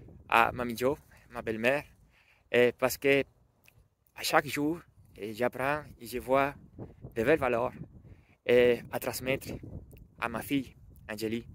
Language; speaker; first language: French; non-native, learner; Spanish